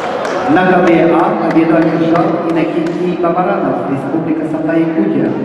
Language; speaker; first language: Russian; native; Russian